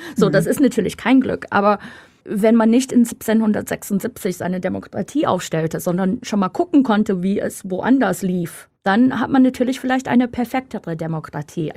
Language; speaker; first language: German; non-native, fluent; English